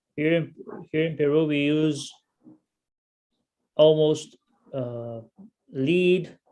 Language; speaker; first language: English; non-native, learner; Portuguese